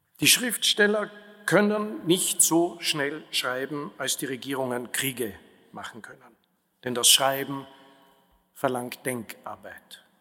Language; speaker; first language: German; native; German